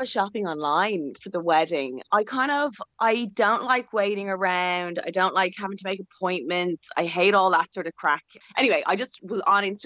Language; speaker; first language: English; native; English